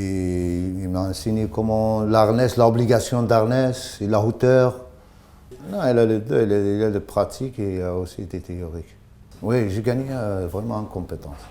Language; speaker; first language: French; non-native, learner; Spanish